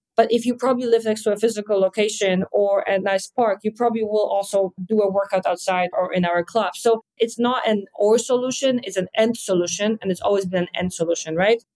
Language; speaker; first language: English; non-native, fluent; Polish